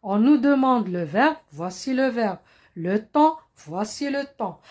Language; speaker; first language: French; non-native, local second language; Arabic